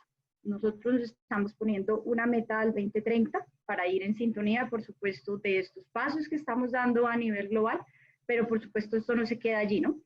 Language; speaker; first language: Spanish; native; Spanish